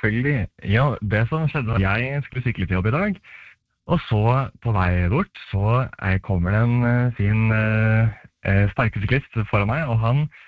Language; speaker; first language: Norwegian; native; Norwegian